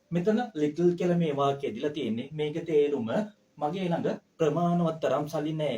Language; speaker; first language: Sinhala; native; Sinhala